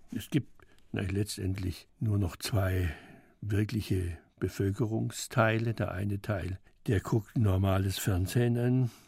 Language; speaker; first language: German; native; German